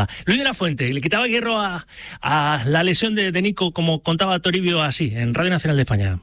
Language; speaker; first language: Spanish; native; Spanish